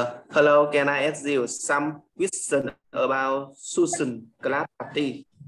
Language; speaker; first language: English; non-native, learner; Vietnamese